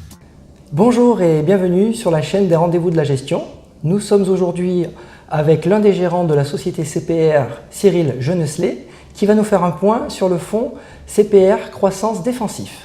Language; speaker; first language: French; native; French